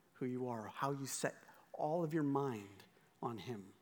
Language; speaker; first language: English; native; English